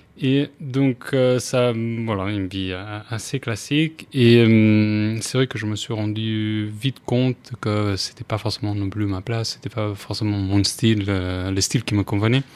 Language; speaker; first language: French; non-native, fluent; Spanish